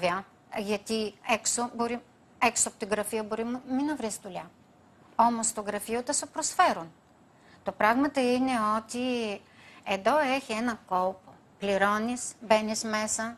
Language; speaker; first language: Greek; non-native, fluent; Bulgarian